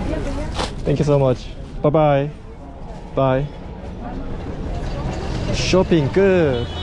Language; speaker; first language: English; non-native, learner; Korean